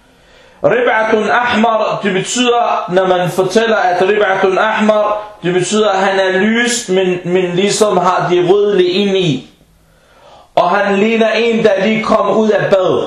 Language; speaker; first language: Danish; non-native, fluent; Arabic